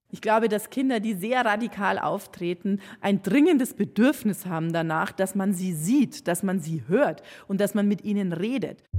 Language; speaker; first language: German; native; German